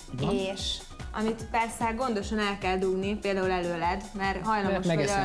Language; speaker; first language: Hungarian; native; Hungarian